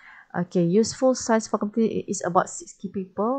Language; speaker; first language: English; non-native, local second language; Malay